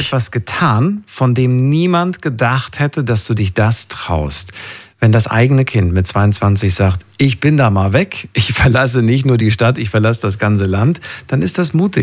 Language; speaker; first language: German; native; German